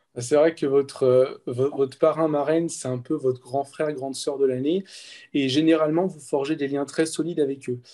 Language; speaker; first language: French; native; French